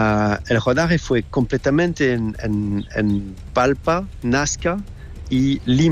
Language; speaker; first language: Spanish; non-native, learner; French